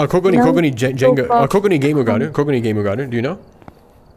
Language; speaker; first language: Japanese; non-native, learner; English